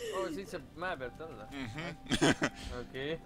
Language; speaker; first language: Finnish; non-native, learner; Estonian